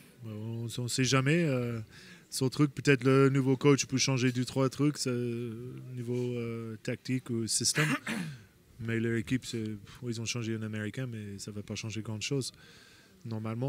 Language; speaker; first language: French; non-native, fluent; English